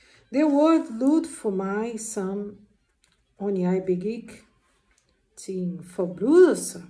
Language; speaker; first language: Danish; non-native, learner; Portuguese